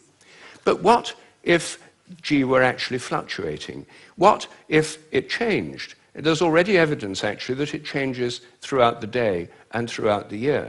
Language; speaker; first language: English; native; English